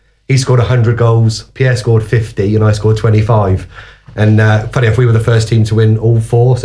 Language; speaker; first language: English; native; English